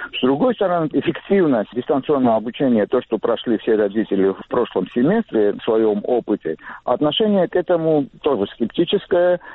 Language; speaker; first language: Russian; non-native, local second language; Georgian